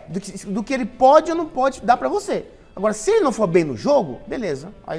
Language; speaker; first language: Portuguese; native; Portuguese